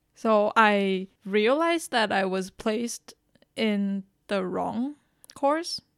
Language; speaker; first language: English; non-native, fluent; Chinese